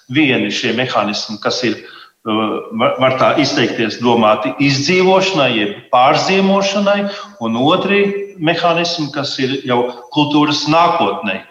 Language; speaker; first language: Latvian; native; Latvian